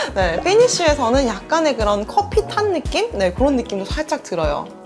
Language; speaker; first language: Korean; native; Korean